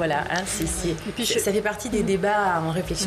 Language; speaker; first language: French; native; French